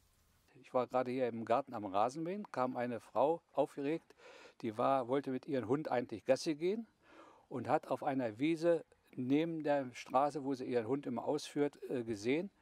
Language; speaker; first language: German; native; German